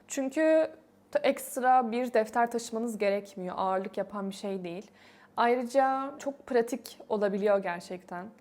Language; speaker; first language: Turkish; native; Turkish